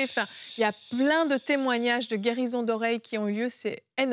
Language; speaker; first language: French; native; French